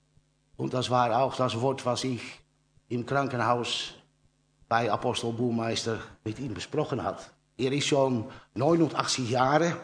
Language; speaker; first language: German; non-native, learner; Dutch